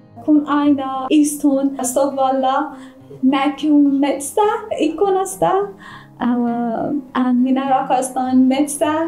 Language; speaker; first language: Finnish; non-native, learner; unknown